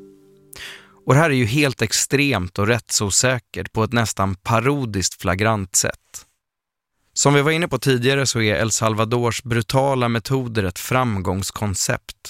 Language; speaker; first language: Swedish; native; Swedish